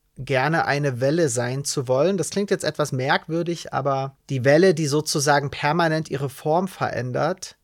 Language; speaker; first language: German; native; German